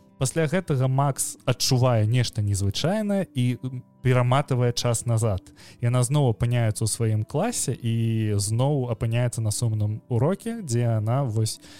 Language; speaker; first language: Belarusian; non-native, local second language; Russian